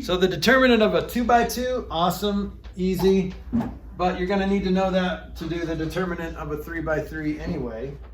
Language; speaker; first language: English; native; English